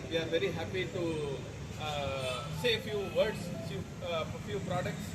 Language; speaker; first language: English; non-native, local second language; Kannada